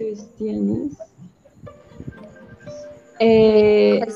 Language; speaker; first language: French; non-native, learner; Spanish